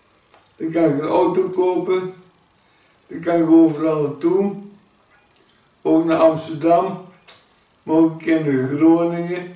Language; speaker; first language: Dutch; native; Dutch